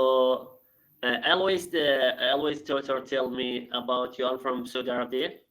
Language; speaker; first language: English; non-native, learner; Arabic